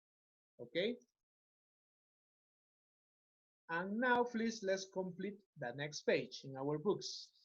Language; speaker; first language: English; non-native, fluent; Spanish